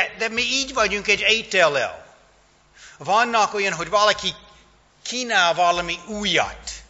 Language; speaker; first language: Hungarian; non-native, fluent; English